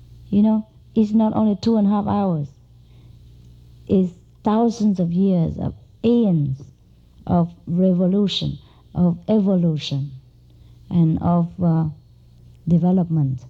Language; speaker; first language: English; non-native, fluent; Vietnamese